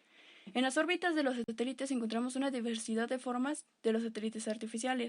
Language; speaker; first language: Spanish; native; Spanish